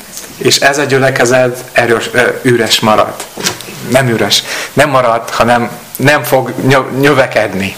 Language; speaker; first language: Hungarian; non-native, learner; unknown